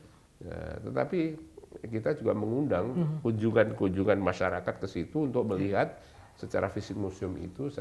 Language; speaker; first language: Indonesian; native; Indonesian